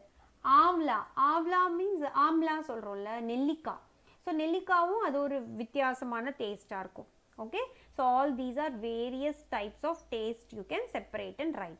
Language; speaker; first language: Tamil; native; Tamil